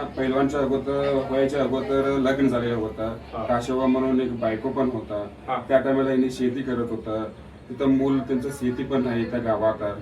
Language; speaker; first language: Marathi; non-native, local second language; Kannada